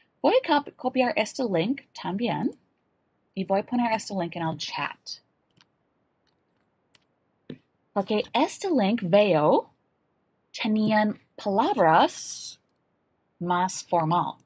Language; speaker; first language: Spanish; non-native, learner; English